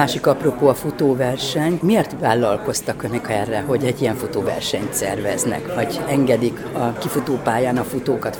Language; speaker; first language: Hungarian; native; Hungarian